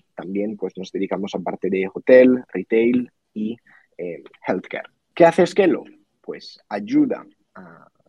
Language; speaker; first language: Spanish; non-native, fluent; Italian